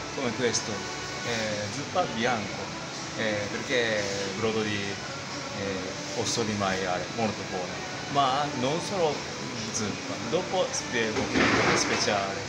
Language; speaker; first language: Italian; non-native, learner; Japanese